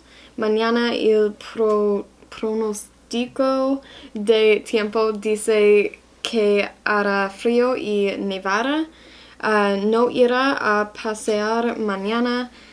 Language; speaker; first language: Spanish; non-native, learner; English